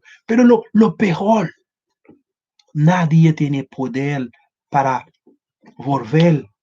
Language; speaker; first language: Spanish; non-native, learner; Haitian Creole